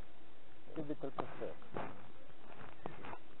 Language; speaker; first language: Polish; non-native, learner; Ukrainian